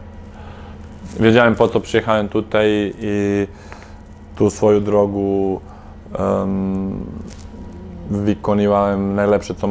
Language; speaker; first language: Polish; non-native, fluent; Serbian